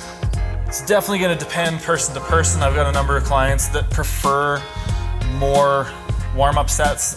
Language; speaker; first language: English; native; English